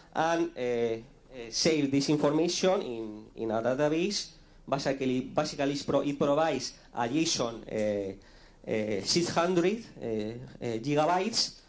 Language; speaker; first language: English; non-native, fluent; Spanish